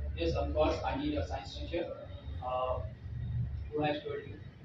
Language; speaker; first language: English; non-native, learner; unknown